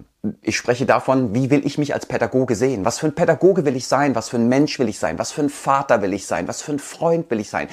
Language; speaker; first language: German; native; German